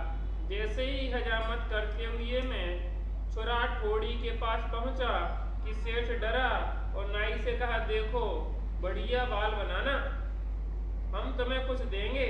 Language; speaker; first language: Hindi; native; Hindi